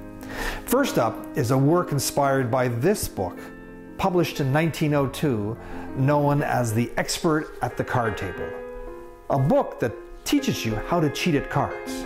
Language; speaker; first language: English; native; English